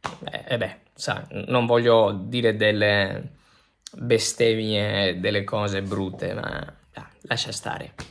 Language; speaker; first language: Italian; non-native, fluent; Spanish